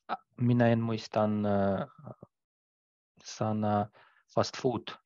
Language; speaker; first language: Finnish; non-native, learner; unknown